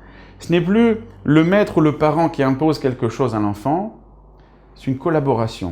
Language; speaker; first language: French; native; French